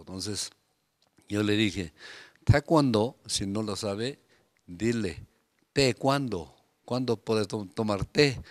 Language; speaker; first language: Spanish; non-native, fluent; Korean